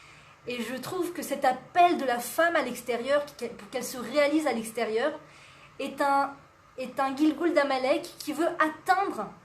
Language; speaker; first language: French; native; French